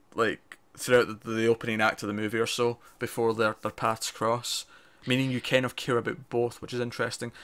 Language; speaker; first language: English; native; English